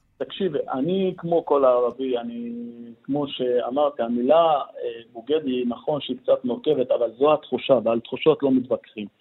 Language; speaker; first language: Hebrew; non-native, local second language; Arabic